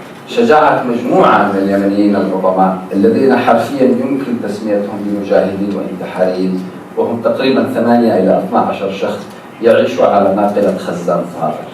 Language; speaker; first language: Arabic; native; Arabic